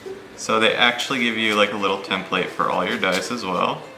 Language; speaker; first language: English; native; English